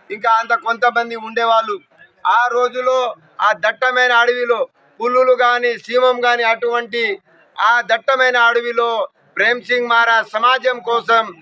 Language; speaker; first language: Telugu; non-native, local second language; Lambadi